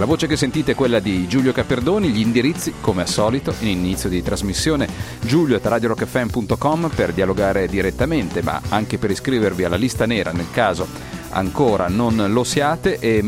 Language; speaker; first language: Italian; native; Italian